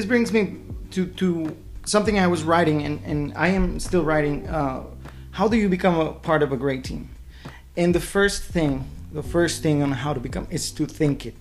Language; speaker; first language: English; non-native, fluent; Spanish